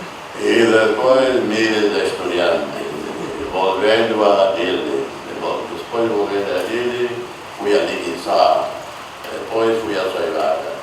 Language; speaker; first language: Spanish; non-native, fluent; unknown